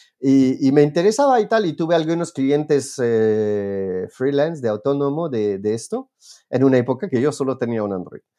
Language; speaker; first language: Spanish; non-native, fluent; French